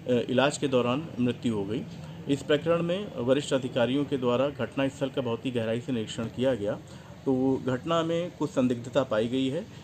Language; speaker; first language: Hindi; native; Hindi